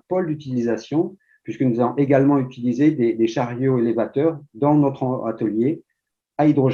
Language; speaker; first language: French; native; French